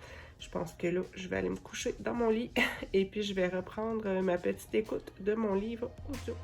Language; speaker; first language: French; native; French